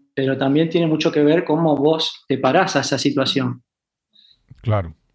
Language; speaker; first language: Spanish; native; Spanish